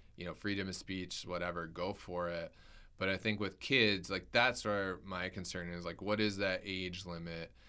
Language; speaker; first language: English; native; English